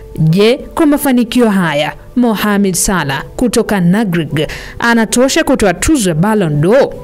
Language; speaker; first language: Swahili; native; Swahili